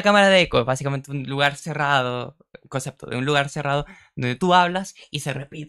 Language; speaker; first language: Spanish; native; Spanish